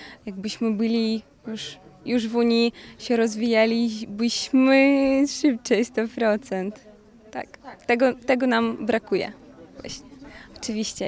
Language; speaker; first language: Polish; non-native, fluent; Russian